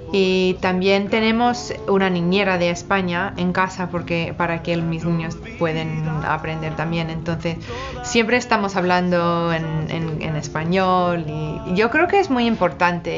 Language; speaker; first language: Spanish; non-native, fluent; English